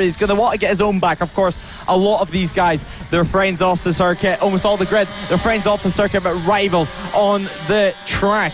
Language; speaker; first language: English; native; English